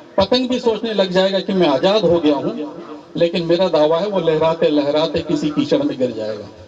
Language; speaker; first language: Hindi; native; Hindi